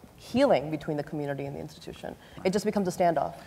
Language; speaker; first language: English; native; English